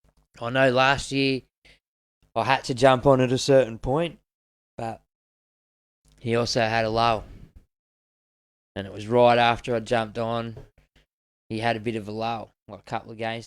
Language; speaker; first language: English; native; English